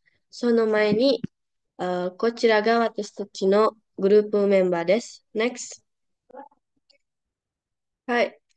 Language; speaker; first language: Japanese; non-native, learner; Indonesian